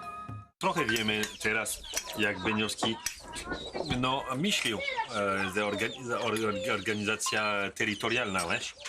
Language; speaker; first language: Polish; non-native, learner; Malagasy